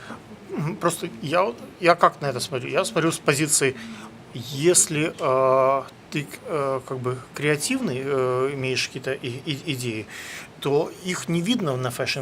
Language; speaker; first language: Russian; native; Russian